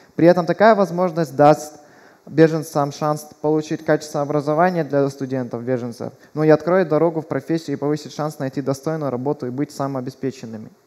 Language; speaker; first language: Russian; early bilingual, other home language; Persian